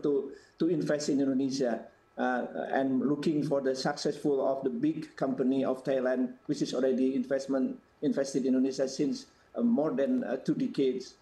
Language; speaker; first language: English; non-native, fluent; Indonesian